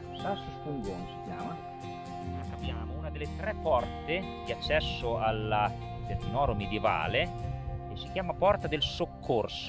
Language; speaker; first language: Italian; native; Italian